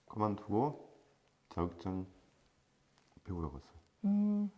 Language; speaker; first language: Korean; non-native, fluent; French